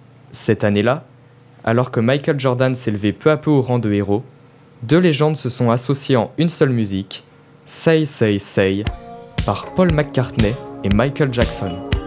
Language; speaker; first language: French; native; French